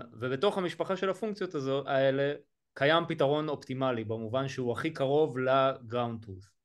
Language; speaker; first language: Hebrew; native; Hebrew